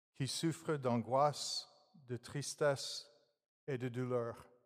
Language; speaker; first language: French; non-native, fluent; English